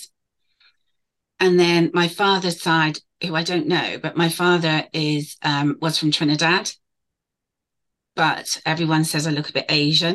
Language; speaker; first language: English; native; English